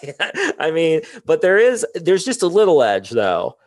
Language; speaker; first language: English; native; English